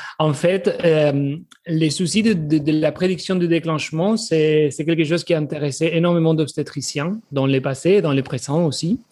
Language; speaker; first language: French; non-native, fluent; Spanish